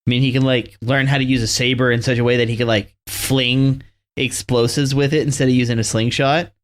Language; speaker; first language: English; native; English